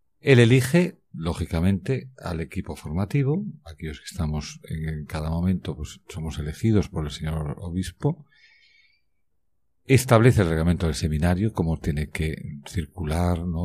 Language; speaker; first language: Spanish; native; Spanish